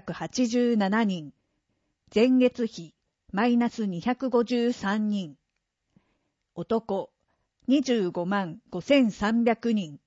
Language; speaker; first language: Japanese; native; Japanese